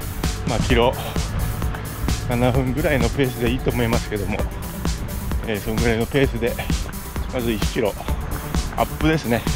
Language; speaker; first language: Japanese; native; Japanese